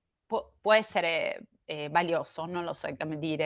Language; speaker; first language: Italian; non-native, learner; Spanish